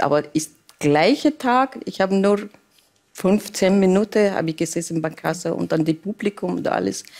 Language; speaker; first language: German; non-native, learner; Persian